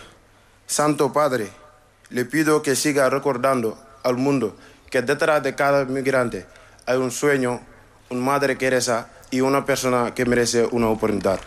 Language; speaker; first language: Spanish; non-native, learner; Wolof